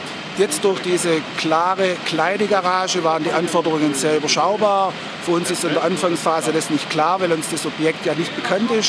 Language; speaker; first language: German; native; German